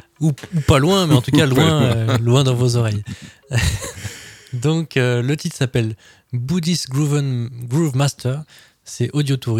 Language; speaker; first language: French; native; French